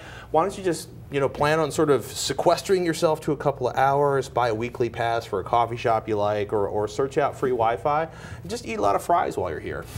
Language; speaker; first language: English; native; English